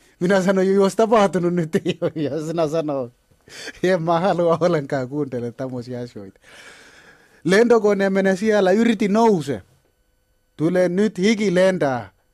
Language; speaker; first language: Finnish; non-native, learner; Kalenjin